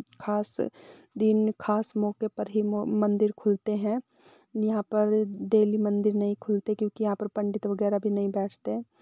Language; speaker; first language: Hindi; native; Hindi